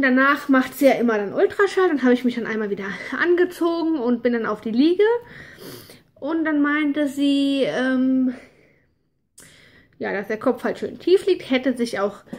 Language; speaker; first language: German; native; German